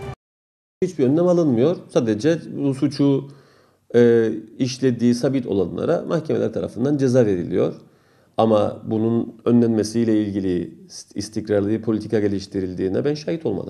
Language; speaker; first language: Turkish; native; Turkish